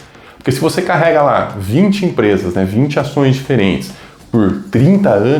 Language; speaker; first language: Portuguese; native; Portuguese